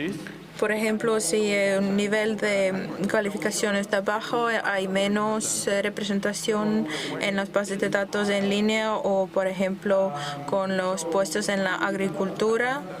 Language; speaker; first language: Spanish; non-native, fluent; Dutch